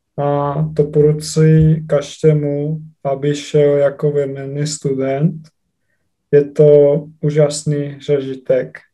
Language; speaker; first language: Czech; non-native, learner; Estonian